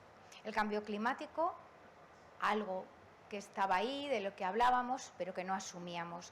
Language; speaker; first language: Spanish; native; Spanish